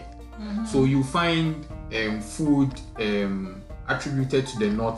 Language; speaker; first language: English; non-native, local second language; Akan